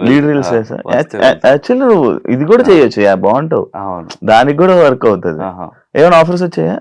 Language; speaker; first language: Telugu; native; Telugu